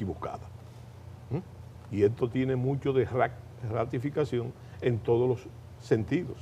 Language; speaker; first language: Spanish; native; Spanish